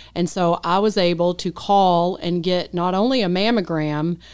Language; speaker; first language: English; native; English